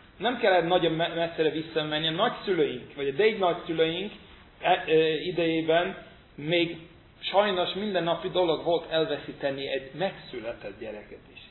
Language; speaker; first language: Hungarian; non-native, fluent; English